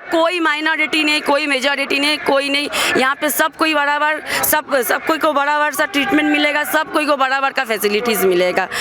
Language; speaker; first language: Hindi; non-native, local second language; Bangla